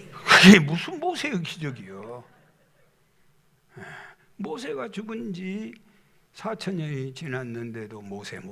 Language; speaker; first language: Korean; native; Korean